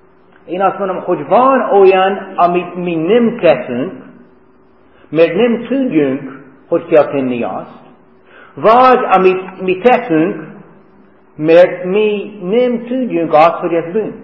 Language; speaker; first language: Hungarian; non-native, fluent; English